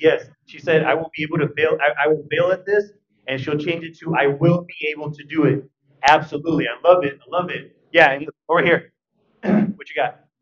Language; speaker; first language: English; early bilingual, other home language; Spanish